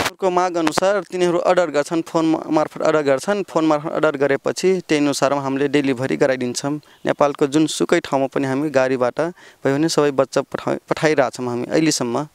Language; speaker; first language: Nepali; non-native, local second language; Rana Tharu